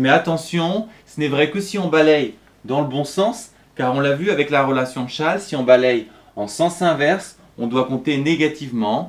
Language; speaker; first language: French; native; French